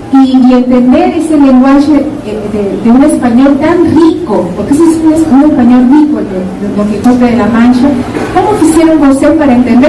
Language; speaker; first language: Portuguese; non-native, learner; Spanish